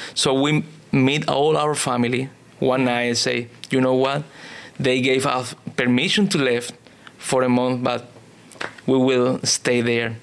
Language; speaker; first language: English; non-native, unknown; Spanish